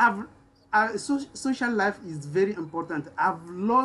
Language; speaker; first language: English; non-native, learner; French